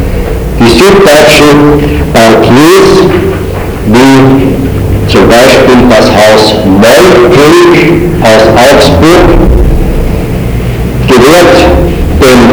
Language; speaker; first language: German; native; German